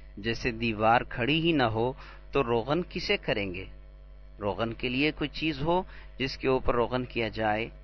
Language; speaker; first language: Urdu; native; Urdu